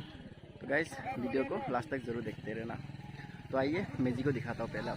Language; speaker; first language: Hindi; non-native, local second language; Assamese